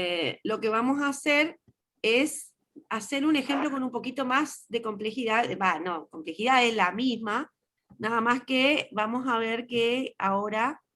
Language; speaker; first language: Spanish; native; Spanish